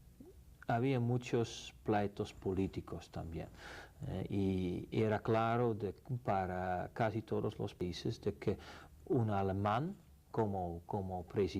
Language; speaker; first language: Spanish; non-native, fluent; Dutch